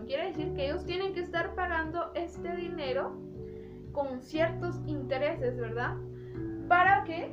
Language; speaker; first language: Spanish; native; Spanish